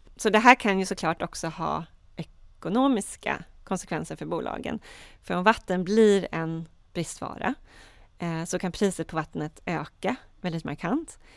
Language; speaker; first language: Swedish; native; Swedish